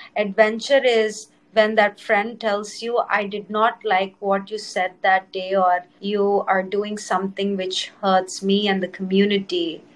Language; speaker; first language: English; non-native, local second language; Telugu